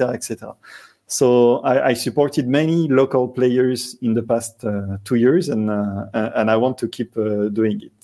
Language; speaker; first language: English; non-native, fluent; French